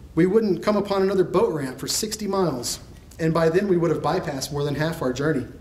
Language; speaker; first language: English; native; English